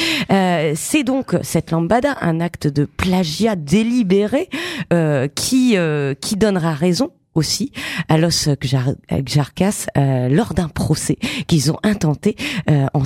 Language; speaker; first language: French; native; French